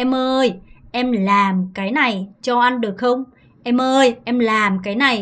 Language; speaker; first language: Vietnamese; non-native, fluent; Korean